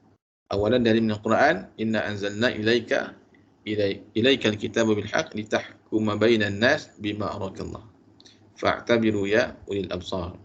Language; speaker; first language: Arabic; non-native, fluent; Malay